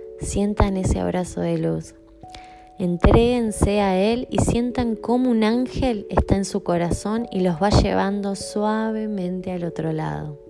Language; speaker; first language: Spanish; native; Spanish